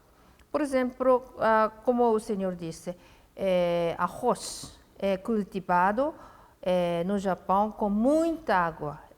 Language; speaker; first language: Portuguese; non-native, fluent; Japanese